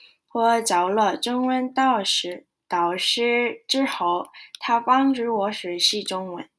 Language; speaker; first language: Chinese; non-native, learner; Korean